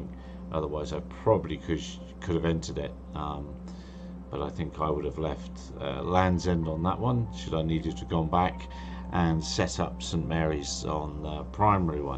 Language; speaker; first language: English; native; English